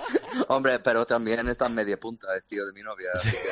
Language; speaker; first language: Spanish; non-native, fluent; English